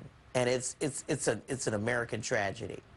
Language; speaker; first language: English; native; English